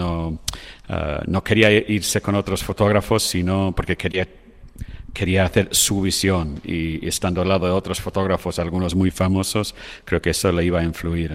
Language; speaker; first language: Spanish; non-native, fluent; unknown